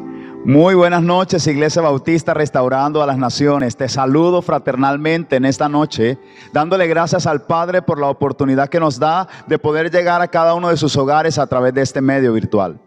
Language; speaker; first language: Spanish; native; Spanish